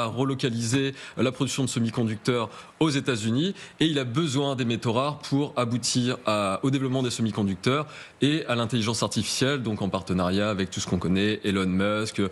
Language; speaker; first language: French; native; French